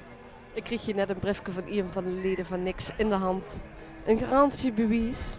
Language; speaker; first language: Dutch; native; Dutch